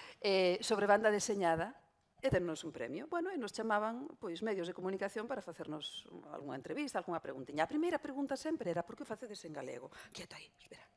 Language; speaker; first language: Galician; non-native, local second language; Spanish